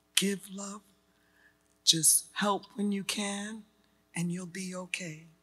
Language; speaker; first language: English; native; English